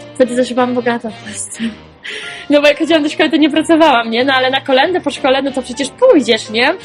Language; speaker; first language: Polish; native; Polish